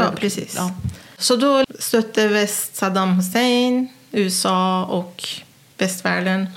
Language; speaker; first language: Swedish; non-native, fluent; Persian